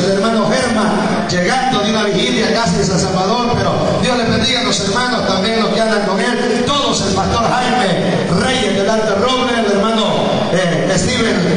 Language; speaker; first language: Spanish; native; Spanish